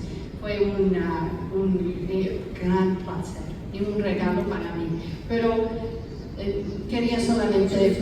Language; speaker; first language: Spanish; non-native, fluent; English